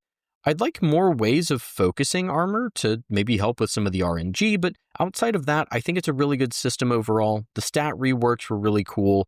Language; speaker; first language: English; native; English